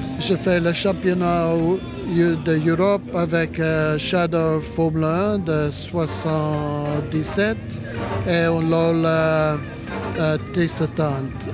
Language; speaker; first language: French; non-native, learner; English